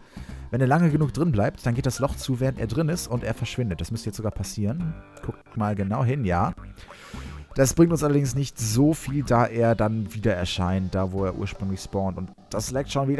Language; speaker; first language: German; native; German